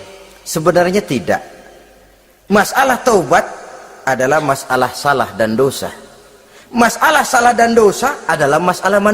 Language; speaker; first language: Indonesian; native; Indonesian